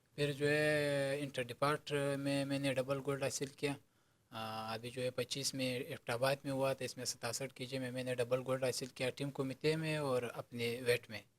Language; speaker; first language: Urdu; non-native, local second language; Pashto